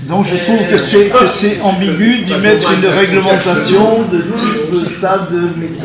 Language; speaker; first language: French; native; French